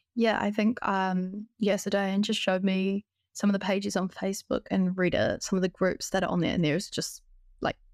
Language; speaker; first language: English; native; English